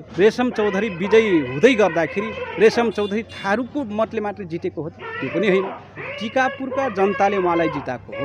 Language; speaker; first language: Nepali; non-native, local second language; Dangaura Tharu